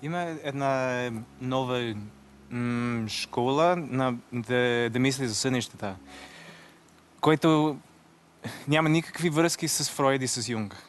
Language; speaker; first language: Bulgarian; non-native, learner; English